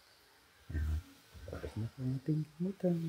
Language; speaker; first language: Filipino; native; Filipino